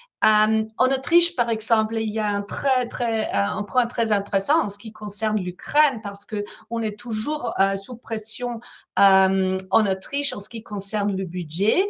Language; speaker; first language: French; non-native, fluent; German